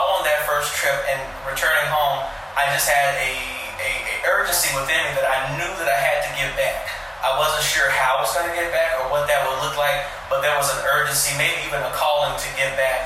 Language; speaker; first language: English; native; English